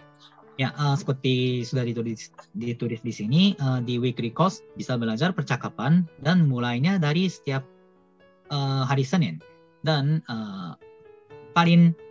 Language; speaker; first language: Indonesian; non-native, fluent; Japanese